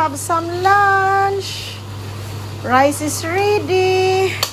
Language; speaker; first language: English; non-native, local second language; Cebuano